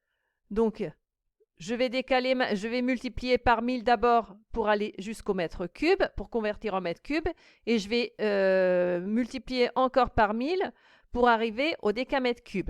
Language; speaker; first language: French; native; French